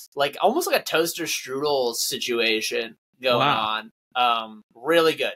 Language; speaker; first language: English; native; English